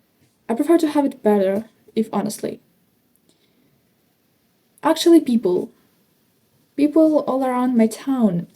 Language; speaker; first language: English; non-native, fluent; Ukrainian